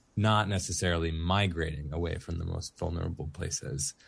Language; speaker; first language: English; native; English